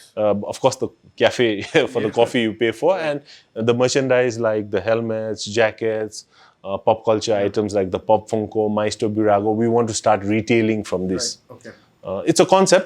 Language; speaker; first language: English; non-native, local second language; Nepali